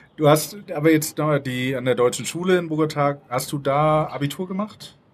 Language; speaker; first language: German; native; German